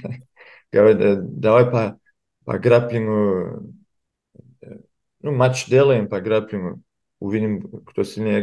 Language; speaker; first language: Russian; early bilingual, heritage; Kumyk